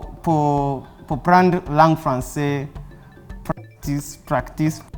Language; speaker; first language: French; non-native, learner; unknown